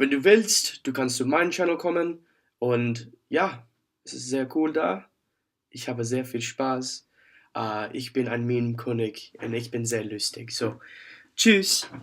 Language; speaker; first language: German; non-native, learner; English